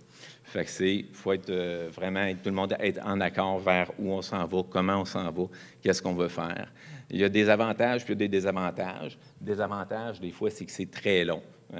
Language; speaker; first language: French; native; French